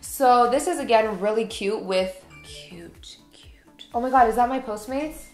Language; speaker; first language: English; native; English